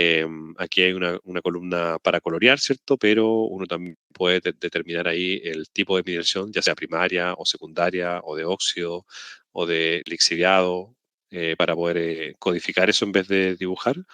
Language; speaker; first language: Spanish; native; Spanish